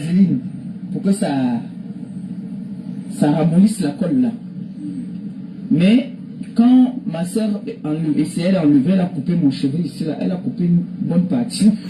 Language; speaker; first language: French; non-native, local second language; Lingala